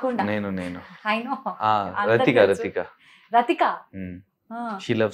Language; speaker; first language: Telugu; non-native, local second language; Hindi